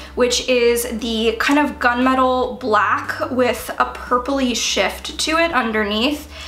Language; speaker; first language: English; native; English